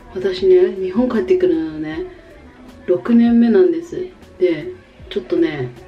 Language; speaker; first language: Japanese; native; Japanese